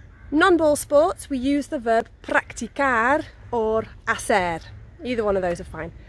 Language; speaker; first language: English; native; English